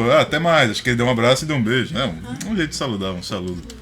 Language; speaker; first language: Portuguese; native; Portuguese